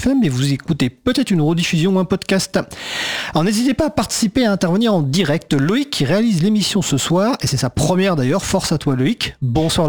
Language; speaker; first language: French; native; French